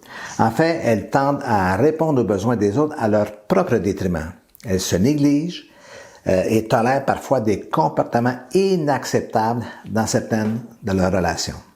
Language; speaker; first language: French; native; French